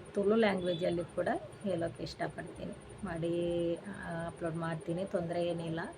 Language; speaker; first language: Kannada; non-native, local second language; Badaga